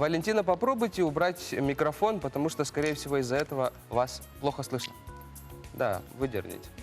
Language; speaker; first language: Russian; native; Russian